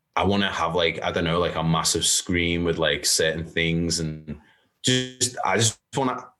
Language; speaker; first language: English; native; English